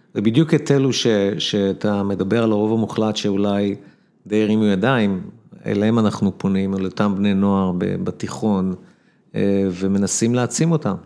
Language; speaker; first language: Hebrew; native; Hebrew